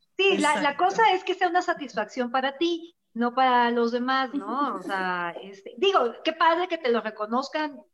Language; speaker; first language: Spanish; native; Spanish